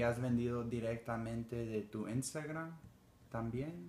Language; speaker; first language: Spanish; early bilingual, heritage; Spanish